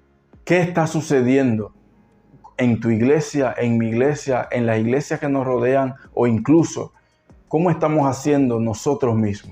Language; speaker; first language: Spanish; native; Spanish